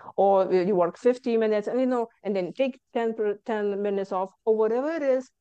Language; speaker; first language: English; non-native, fluent; Lithuanian